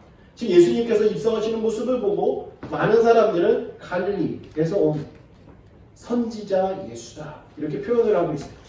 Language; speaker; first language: Korean; native; Korean